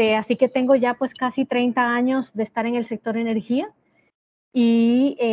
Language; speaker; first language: Spanish; native; Spanish